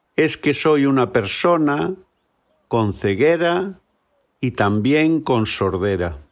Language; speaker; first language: Spanish; native; Spanish